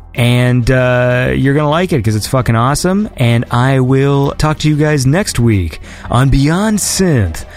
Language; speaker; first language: English; native; English